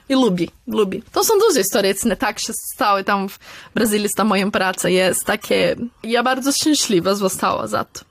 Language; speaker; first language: Polish; early bilingual, heritage; Polish